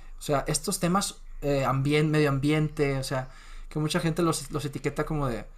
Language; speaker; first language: Spanish; native; Spanish